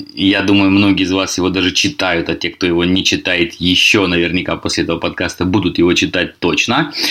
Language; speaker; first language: Russian; native; Russian